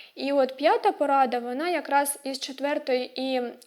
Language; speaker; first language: Ukrainian; non-native, local second language; Russian